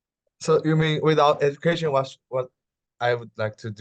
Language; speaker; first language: English; non-native, learner; Chinese